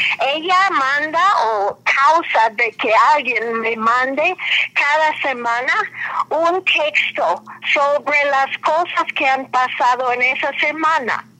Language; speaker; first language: Spanish; non-native, fluent; English